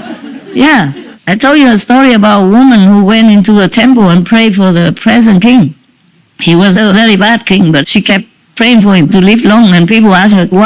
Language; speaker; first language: English; non-native, fluent; Vietnamese